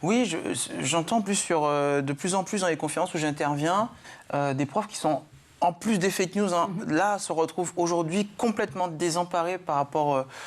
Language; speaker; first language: French; native; French